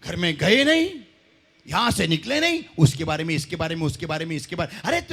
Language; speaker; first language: Hindi; non-native, local second language; Marathi